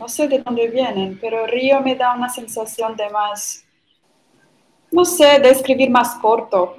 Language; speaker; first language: Spanish; non-native, fluent; Portuguese